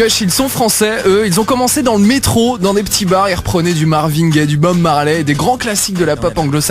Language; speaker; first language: French; native; French